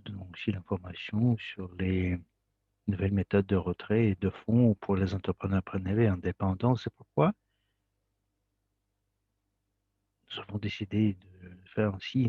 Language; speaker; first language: French; non-native, fluent; Russian